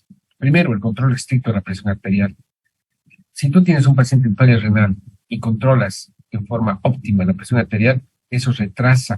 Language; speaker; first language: Spanish; native; Spanish